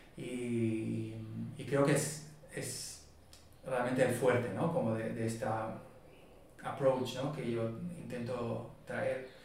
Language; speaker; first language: Spanish; non-native, fluent; Hebrew